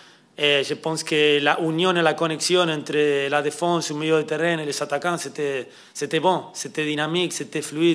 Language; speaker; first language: French; non-native, fluent; Spanish